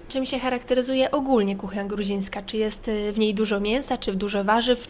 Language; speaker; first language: Polish; native; Polish